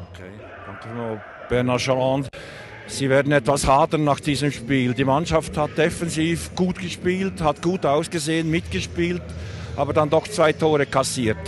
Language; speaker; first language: German; native; German